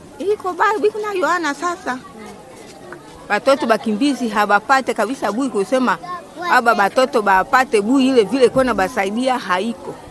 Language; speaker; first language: Swahili; native; Swahili